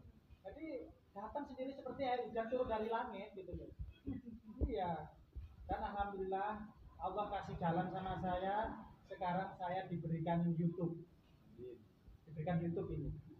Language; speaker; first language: Indonesian; non-native, local second language; Javanese